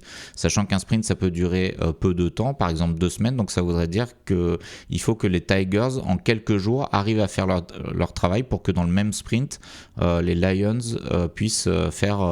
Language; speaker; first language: French; native; French